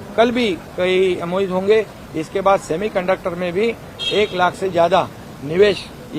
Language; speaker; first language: Hindi; non-native, local second language; Marathi